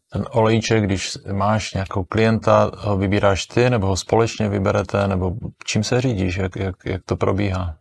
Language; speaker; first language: Czech; native; Czech